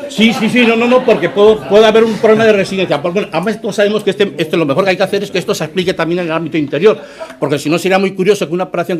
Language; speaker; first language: Spanish; native; Spanish